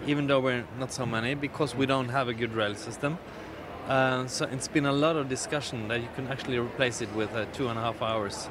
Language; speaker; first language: English; non-native, fluent; Norwegian